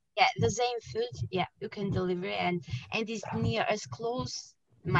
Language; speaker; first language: English; non-native, learner; Italian